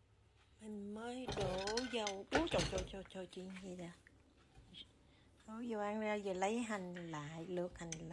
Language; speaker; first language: Vietnamese; early bilingual, heritage; Vietnamese